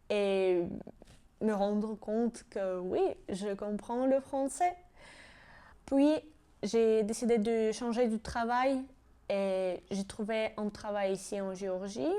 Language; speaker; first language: French; non-native, fluent; Georgian